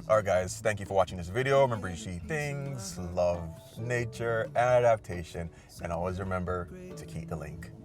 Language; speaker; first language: English; native; English